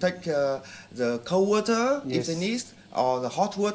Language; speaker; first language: English; non-native, fluent; Vietnamese